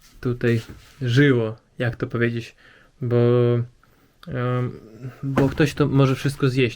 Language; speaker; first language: Polish; non-native, learner; Russian